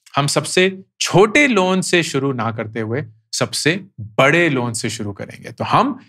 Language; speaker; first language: Hindi; native; Hindi